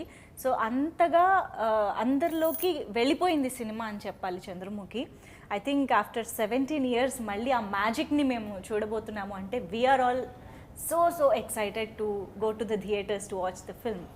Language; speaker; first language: Telugu; native; Telugu